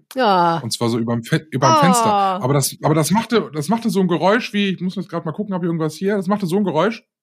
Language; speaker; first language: German; native; German